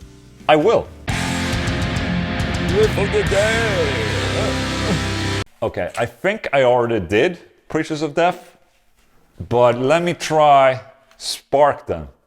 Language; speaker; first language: English; non-native, fluent; Swedish